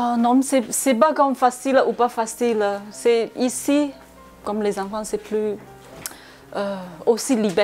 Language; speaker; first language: French; non-native, learner; Chinese